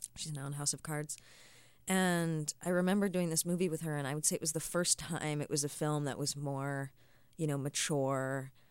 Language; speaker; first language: English; native; English